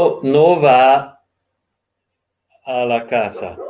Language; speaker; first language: Spanish; non-native, learner; English